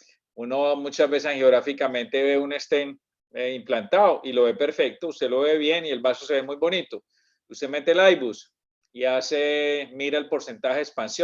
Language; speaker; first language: Spanish; native; Spanish